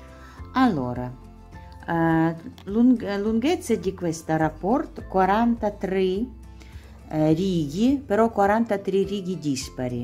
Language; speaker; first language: Italian; non-native, learner; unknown